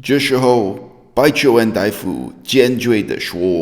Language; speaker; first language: Chinese; non-native, fluent; English